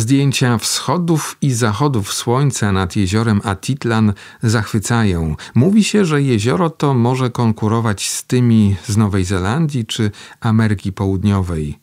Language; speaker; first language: Polish; native; Polish